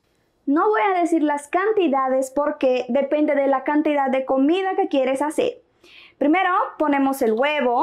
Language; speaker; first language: Spanish; non-native, fluent; Portuguese